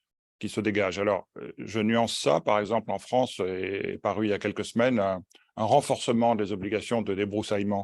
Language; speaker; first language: French; native; French